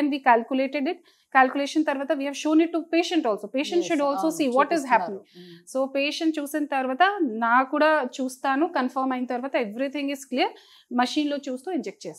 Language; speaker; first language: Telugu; non-native, fluent; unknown